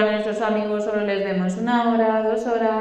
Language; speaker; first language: Spanish; native; Spanish